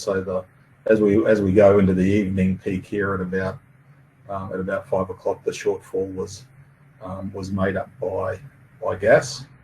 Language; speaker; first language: English; native; English